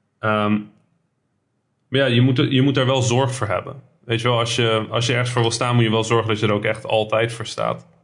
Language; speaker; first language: Dutch; early bilingual, other home language; Arabic